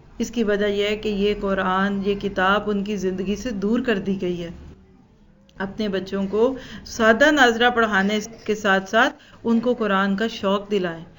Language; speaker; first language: Urdu; native; Urdu